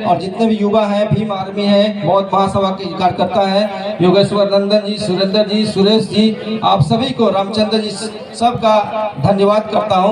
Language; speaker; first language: Hindi; native; Hindi